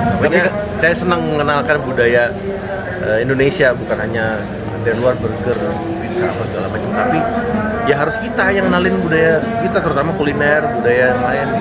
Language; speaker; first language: Indonesian; native; Indonesian